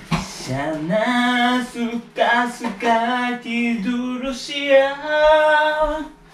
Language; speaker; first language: Indonesian; non-native, learner; Japanese